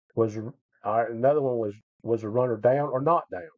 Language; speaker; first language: English; native; English